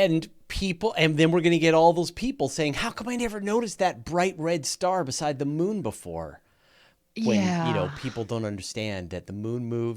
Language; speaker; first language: English; native; English